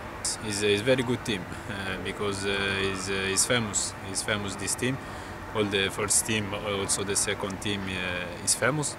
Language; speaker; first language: English; non-native, learner; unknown